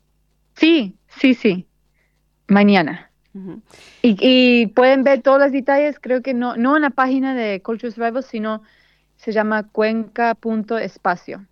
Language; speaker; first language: Spanish; early bilingual, heritage; Spanish